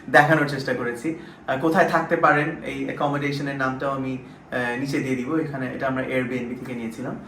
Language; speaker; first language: Bangla; native; Bangla